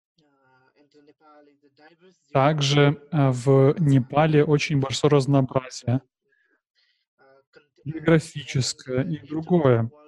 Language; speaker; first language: Russian; non-native, learner; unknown